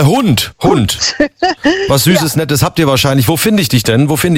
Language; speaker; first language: German; native; German